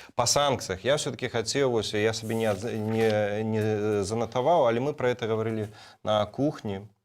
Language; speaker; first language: Belarusian; native; Belarusian